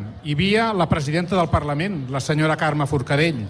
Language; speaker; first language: Catalan; native; Catalan